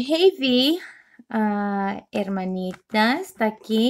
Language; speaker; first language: Spanish; early bilingual, other home language; English